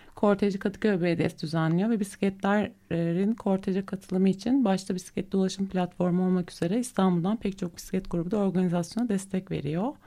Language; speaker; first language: Turkish; native; Turkish